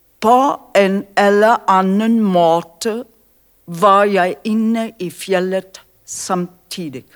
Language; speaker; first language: Norwegian; non-native, learner; German